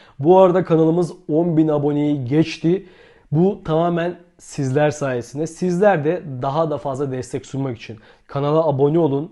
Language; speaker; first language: Turkish; native; Turkish